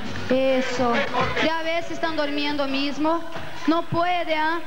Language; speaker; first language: Spanish; non-native, fluent; Portuguese